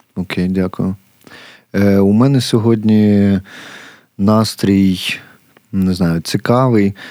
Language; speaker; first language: Ukrainian; native; Ukrainian